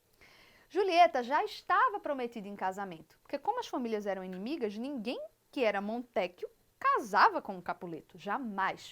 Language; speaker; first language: Portuguese; native; Portuguese